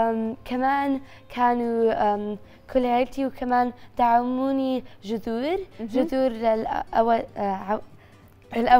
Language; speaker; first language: Arabic; early bilingual, heritage; Arabic